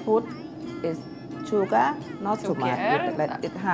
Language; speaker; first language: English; non-native, learner; Thai